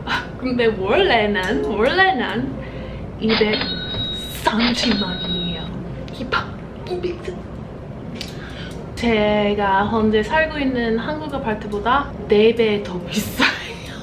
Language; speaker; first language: Korean; non-native, fluent; English